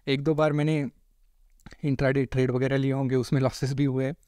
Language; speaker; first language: Hindi; non-native, local second language; Marathi